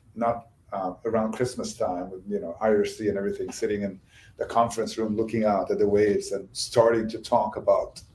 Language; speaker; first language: English; non-native, fluent; Bosnian